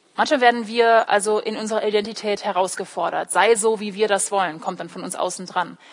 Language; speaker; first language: German; early bilingual, other home language; English